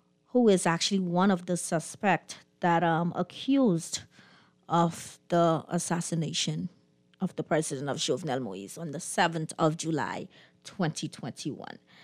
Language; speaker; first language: English; non-native, fluent; Haitian Creole